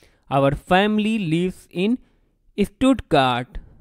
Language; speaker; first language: English; non-native, local second language; Hindi